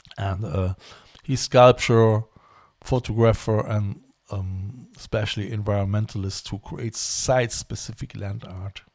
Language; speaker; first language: English; non-native, fluent; German